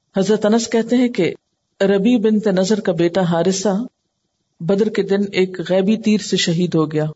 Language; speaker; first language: Urdu; native; Urdu